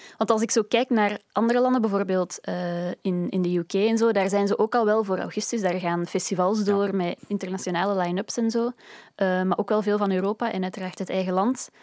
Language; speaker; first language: Dutch; native; Dutch